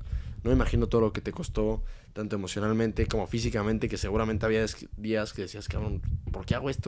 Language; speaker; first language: Spanish; native; Spanish